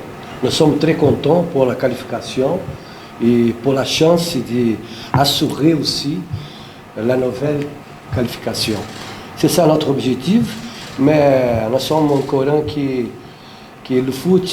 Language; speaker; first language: French; non-native, fluent; Portuguese